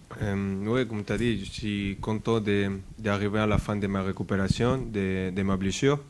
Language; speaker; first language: French; non-native, fluent; Spanish